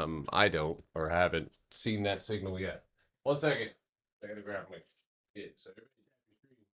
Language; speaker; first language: English; native; English